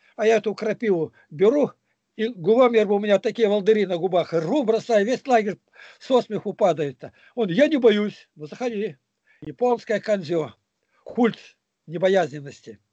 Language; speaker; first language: Russian; native; Russian